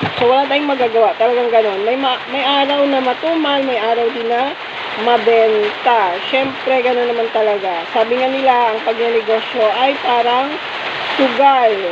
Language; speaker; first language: Filipino; native; Filipino